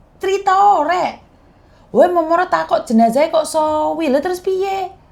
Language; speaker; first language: Indonesian; non-native, local second language; Javanese